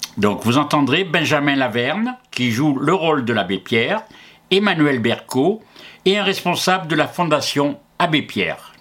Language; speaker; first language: French; native; French